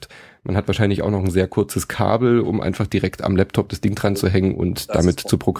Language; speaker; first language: German; native; German